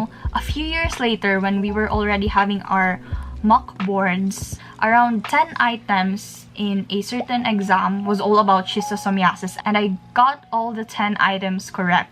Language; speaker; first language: English; non-native, local second language; Filipino